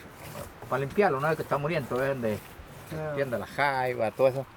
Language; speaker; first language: Spanish; native; Spanish